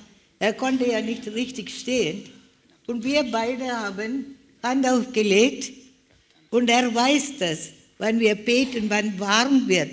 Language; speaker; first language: German; non-native, learner; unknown